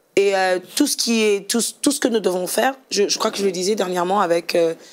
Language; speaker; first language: French; non-native, local second language; Lingala